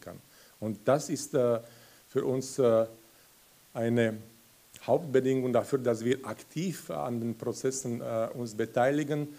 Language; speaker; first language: German; non-native, fluent; Slovak